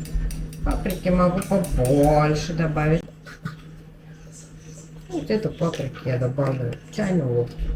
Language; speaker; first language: Russian; native; Russian